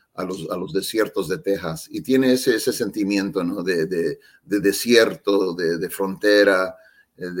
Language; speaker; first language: Spanish; early bilingual, heritage; Spanish